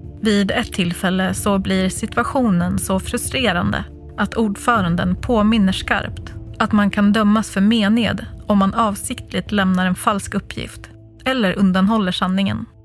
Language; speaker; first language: Swedish; native; Swedish